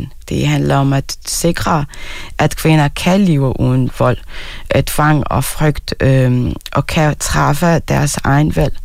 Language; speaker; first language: Danish; non-native, fluent; Arabic